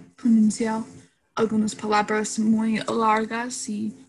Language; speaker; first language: Spanish; non-native, learner; English